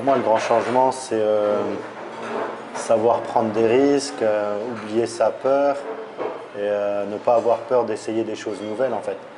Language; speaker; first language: French; early bilingual, other home language; Arabic